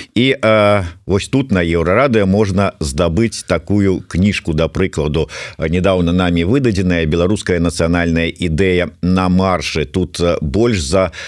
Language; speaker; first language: Belarusian; non-native, local second language; Russian